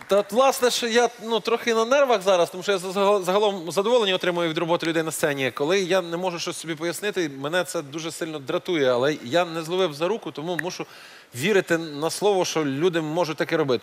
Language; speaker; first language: Ukrainian; native; Ukrainian